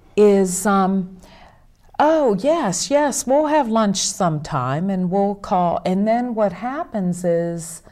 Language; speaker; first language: English; native; English